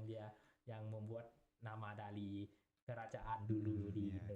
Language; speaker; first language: Indonesian; non-native, learner; Thai